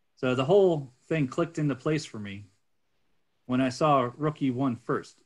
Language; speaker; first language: English; native; English